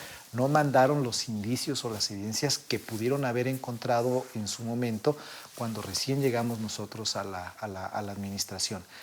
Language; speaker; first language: Spanish; native; Spanish